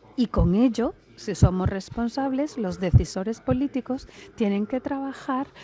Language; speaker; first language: Spanish; non-native, fluent; English